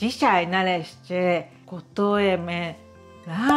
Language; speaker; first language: Polish; non-native, learner; Japanese